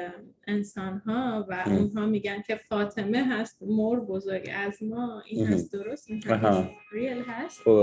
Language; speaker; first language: Persian; early bilingual, heritage; Persian